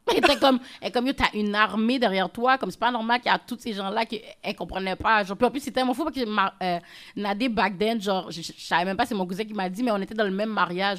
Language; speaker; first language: French; native; French